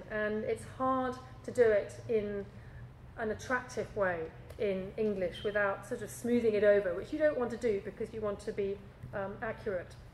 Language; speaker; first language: English; native; English